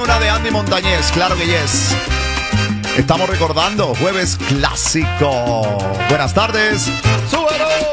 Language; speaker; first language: Spanish; early bilingual, heritage; Spanish